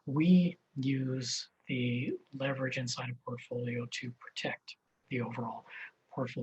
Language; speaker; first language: English; native; English